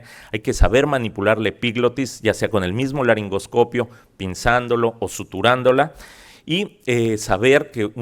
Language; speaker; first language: Spanish; native; Spanish